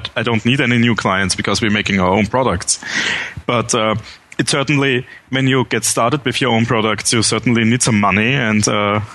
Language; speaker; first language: English; non-native, fluent; German